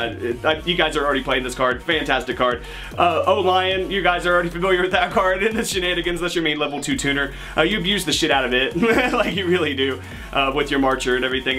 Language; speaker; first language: English; native; English